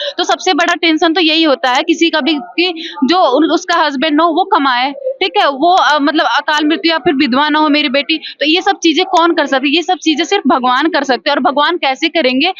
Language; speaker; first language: Hindi; native; Hindi